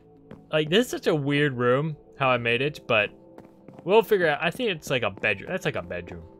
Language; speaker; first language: English; native; English